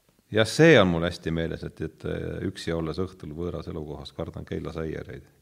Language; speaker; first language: Estonian; native; Estonian